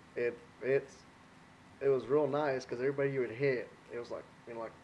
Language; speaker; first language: English; native; English